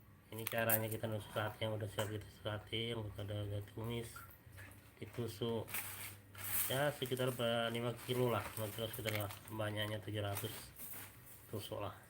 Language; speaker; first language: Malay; non-native, local second language; Minangkabau